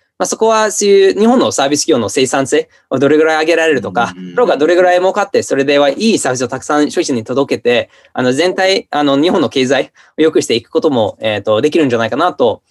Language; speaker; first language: Japanese; non-native, fluent; English